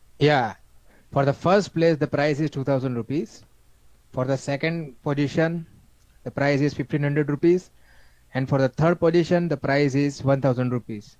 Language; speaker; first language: English; non-native, local second language; Gujarati